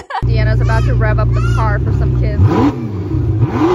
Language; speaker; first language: English; early bilingual, other home language; Russian